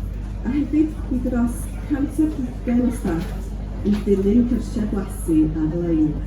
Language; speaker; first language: Welsh; native; Welsh